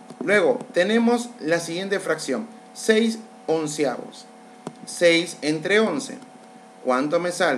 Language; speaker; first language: Spanish; native; Spanish